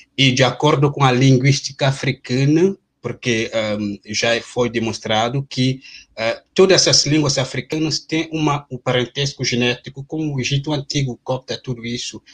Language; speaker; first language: Portuguese; non-native, fluent; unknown